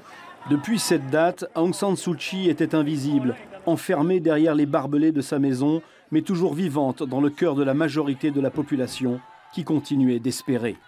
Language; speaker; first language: French; native; French